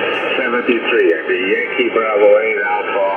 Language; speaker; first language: English; non-native, fluent; Italian